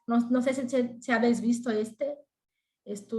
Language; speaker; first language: Spanish; non-native, fluent; Portuguese